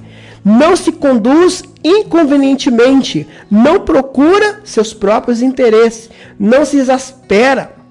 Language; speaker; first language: Portuguese; native; Portuguese